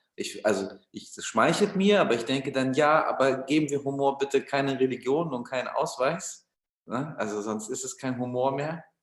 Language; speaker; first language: German; early bilingual, other home language; Russian